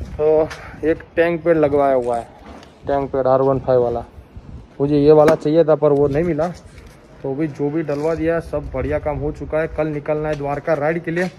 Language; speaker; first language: Hindi; non-native, local second language; Gujarati